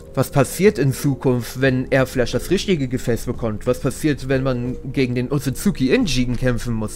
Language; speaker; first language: German; native; German